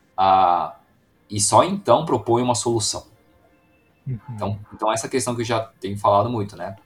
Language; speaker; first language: Portuguese; native; Portuguese